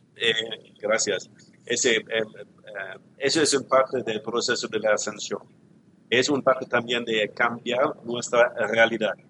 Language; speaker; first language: Spanish; non-native, learner; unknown